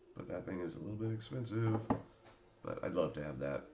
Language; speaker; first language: English; native; English